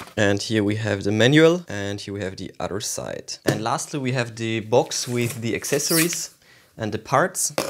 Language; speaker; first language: English; non-native, fluent; German